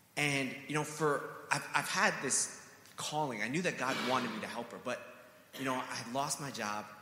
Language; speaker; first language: English; native; English